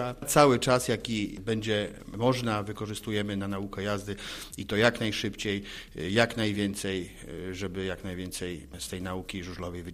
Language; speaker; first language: Polish; native; Polish